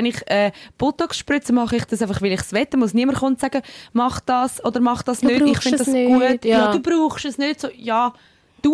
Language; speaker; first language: German; native; German